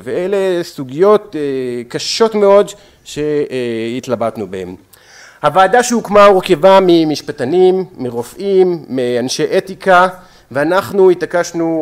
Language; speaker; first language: Hebrew; native; Hebrew